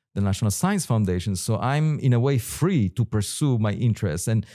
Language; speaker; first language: English; non-native, fluent; Hebrew